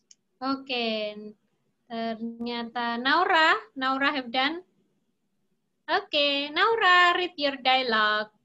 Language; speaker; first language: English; non-native, fluent; Indonesian